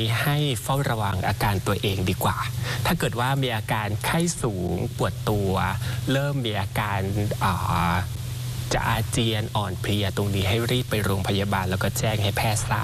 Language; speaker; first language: Thai; native; Thai